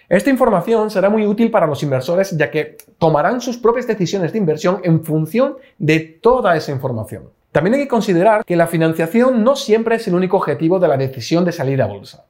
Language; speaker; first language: Spanish; native; Spanish